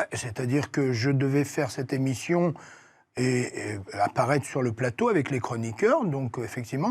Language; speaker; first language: French; native; French